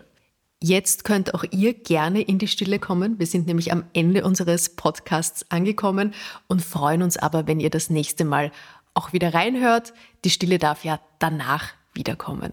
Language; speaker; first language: German; native; German